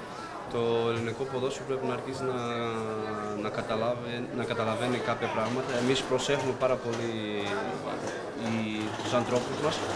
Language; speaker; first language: Greek; non-native, fluent; Portuguese